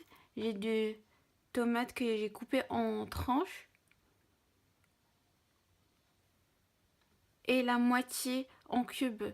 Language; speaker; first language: French; non-native, local second language; Arabic